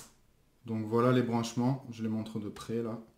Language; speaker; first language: French; native; French